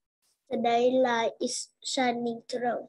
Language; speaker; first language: English; non-native, learner; Vietnamese